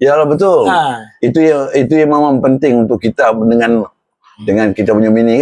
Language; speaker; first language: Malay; non-native, local second language; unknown